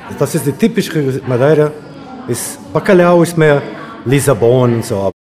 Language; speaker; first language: German; non-native, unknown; Portuguese